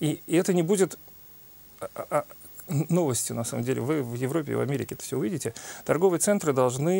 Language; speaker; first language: Russian; native; Russian